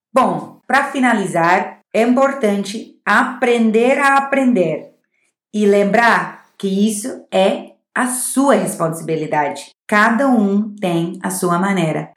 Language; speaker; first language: Portuguese; non-native, fluent; English